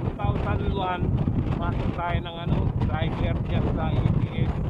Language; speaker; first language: Filipino; non-native, local second language; Iloko